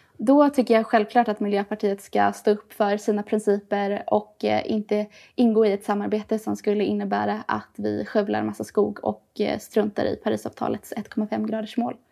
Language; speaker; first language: Swedish; early bilingual, other home language; Persian